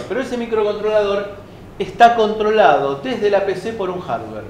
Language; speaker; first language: Spanish; native; Spanish